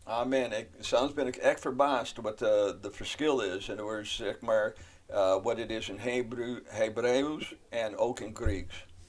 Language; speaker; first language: Dutch; non-native, fluent; English